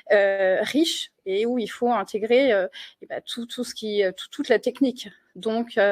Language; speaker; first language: French; native; French